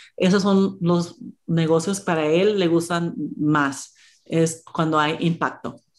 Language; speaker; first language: Spanish; early bilingual, heritage; Spanish